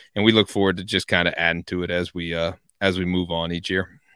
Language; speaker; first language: English; native; English